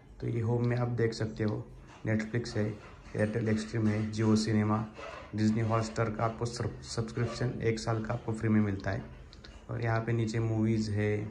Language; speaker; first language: Hindi; non-native, local second language; Marathi